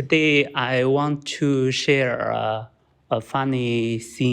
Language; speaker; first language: English; non-native, learner; Chinese